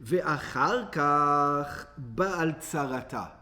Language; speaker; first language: Hebrew; non-native, fluent; English